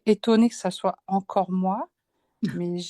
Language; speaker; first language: French; native; French